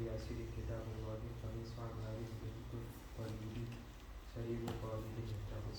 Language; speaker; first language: Arabic; non-native, learner; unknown